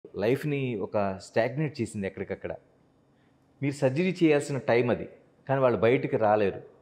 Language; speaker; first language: Telugu; native; Telugu